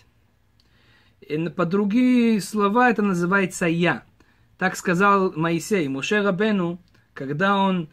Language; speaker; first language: Russian; early bilingual, heritage; Hebrew